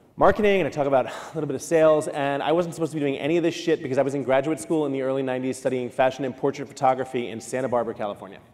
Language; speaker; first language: English; native; English